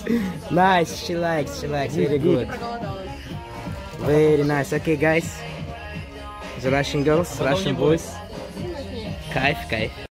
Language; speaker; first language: English; non-native, learner; Russian